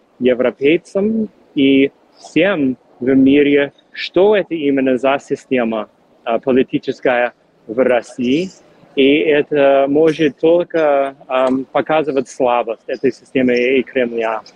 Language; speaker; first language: Russian; non-native, fluent; English